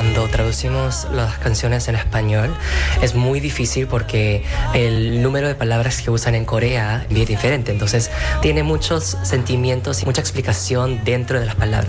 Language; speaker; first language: Spanish; non-native, fluent; Korean